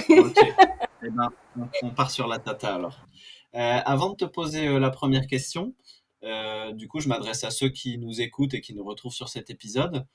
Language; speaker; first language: French; native; French